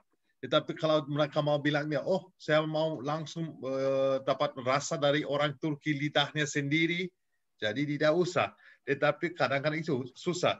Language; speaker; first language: Indonesian; non-native, fluent; Turkish